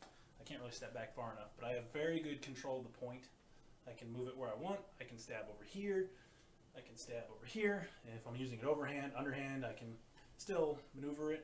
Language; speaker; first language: English; native; English